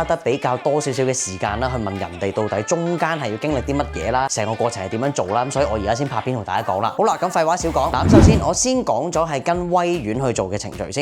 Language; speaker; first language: Cantonese; native; Cantonese